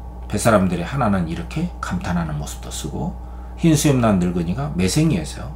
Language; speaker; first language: Korean; native; Korean